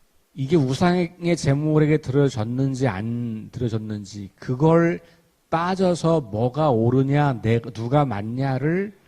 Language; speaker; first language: Korean; native; Korean